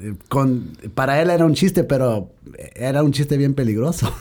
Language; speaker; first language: Spanish; early bilingual, heritage; Spanish